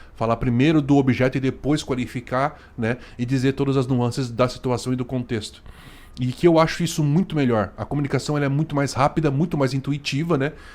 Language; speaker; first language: Portuguese; native; Portuguese